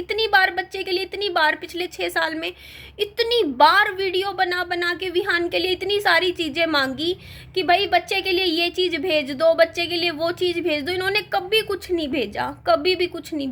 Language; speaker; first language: Hindi; native; Hindi